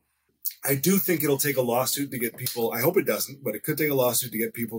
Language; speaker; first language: English; native; English